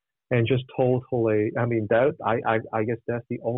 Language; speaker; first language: English; non-native, local second language; Cantonese